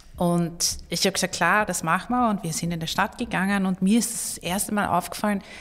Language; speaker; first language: German; non-native, fluent; Swedish